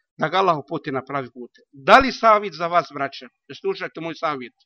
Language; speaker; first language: Bosnian; non-native, learner; Arabic